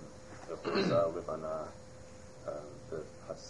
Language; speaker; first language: Hebrew; non-native, learner; English